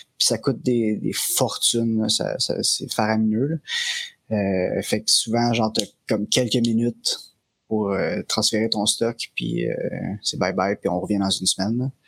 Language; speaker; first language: French; native; French